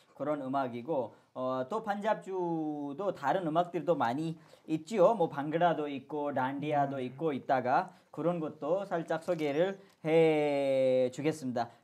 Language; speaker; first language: Korean; non-native, fluent; Urdu